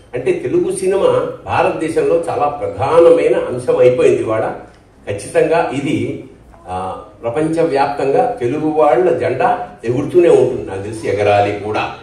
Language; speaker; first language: Telugu; native; Telugu